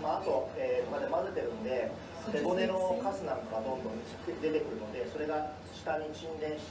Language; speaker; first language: Japanese; native; Japanese